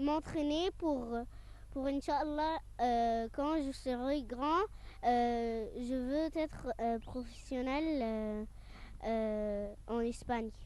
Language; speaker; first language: French; non-native, local second language; Arabic